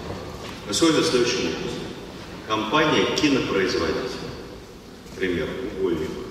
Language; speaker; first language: Russian; native; Russian